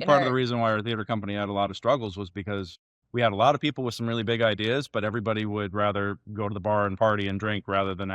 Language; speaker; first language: English; native; English